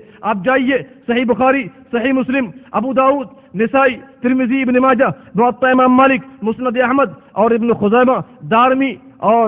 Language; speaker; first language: Urdu; native; Urdu